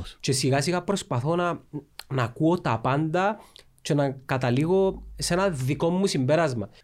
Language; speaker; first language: Greek; early bilingual, other home language; Russian